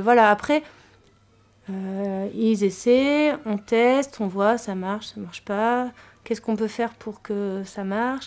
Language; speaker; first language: French; native; French